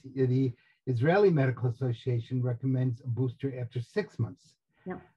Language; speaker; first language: English; native; English